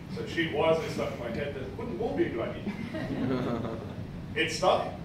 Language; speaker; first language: English; native; English